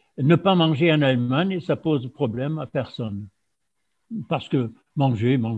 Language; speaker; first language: French; non-native, fluent; German